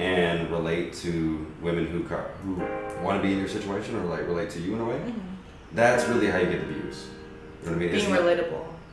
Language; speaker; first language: English; native; English